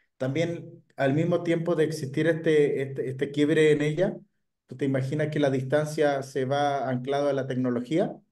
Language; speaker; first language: Spanish; native; Spanish